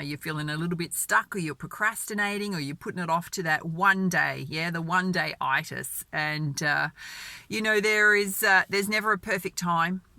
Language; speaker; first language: English; native; English